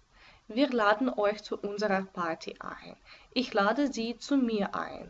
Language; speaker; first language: German; non-native, fluent; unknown